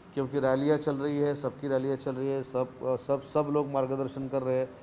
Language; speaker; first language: Hindi; non-native, local second language; Marathi